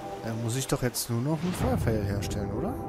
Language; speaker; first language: German; native; German